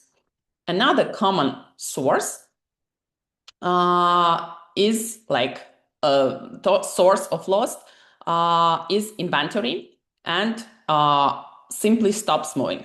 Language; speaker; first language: English; non-native, fluent; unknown